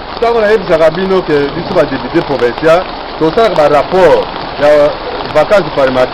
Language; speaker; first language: French; non-native, local second language; Lingala